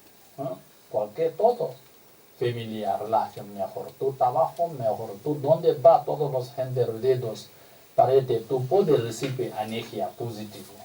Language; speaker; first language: Spanish; non-native, learner; Tibetan